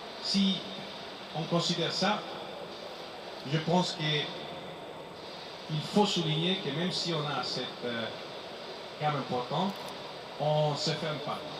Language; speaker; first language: French; non-native, fluent; Italian